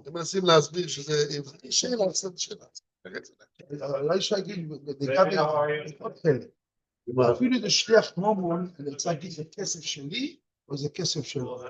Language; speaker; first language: Hebrew; non-native, fluent; English